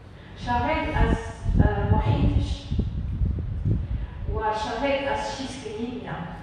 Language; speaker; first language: Persian; non-native, learner; Arabic